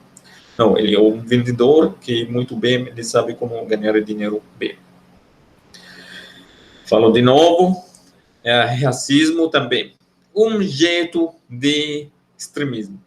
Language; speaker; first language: Portuguese; non-native, fluent; Arabic